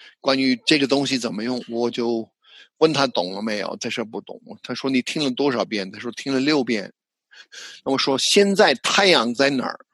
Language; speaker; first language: Chinese; non-native, fluent; English